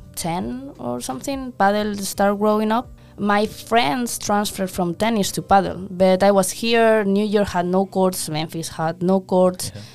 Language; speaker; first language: English; non-native, fluent; Spanish